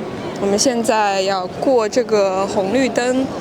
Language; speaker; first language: Chinese; non-native, fluent; French